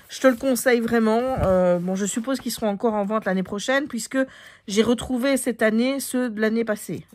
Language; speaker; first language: French; native; French